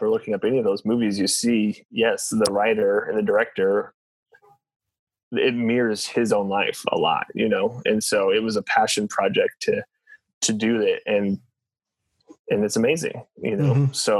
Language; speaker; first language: English; native; English